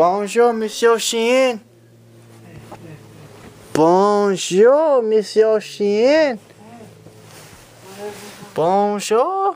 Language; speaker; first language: French; non-native, learner; English